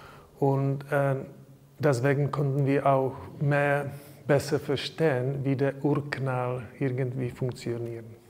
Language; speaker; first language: German; non-native, learner; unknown